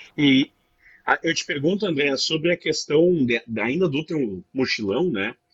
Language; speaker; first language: Portuguese; native; Portuguese